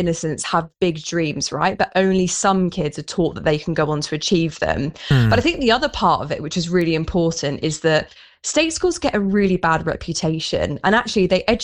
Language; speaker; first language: English; native; English